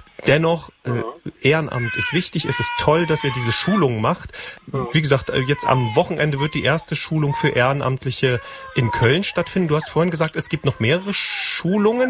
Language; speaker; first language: German; native; German